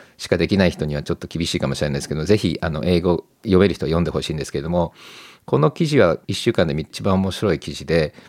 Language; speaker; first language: Japanese; native; Japanese